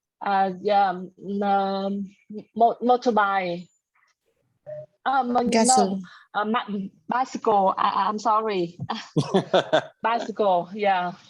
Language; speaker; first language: English; non-native, learner; Vietnamese